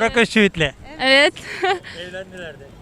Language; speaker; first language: Turkish; native; Turkish